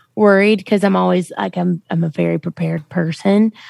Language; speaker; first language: English; native; English